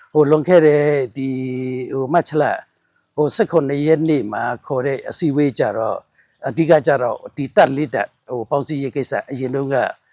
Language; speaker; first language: Burmese; non-native, local second language; Mon